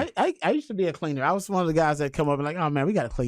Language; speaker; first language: English; native; English